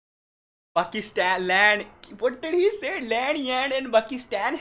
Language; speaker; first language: Hindi; native; Hindi